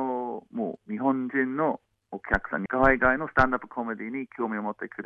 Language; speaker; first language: Japanese; non-native, fluent; English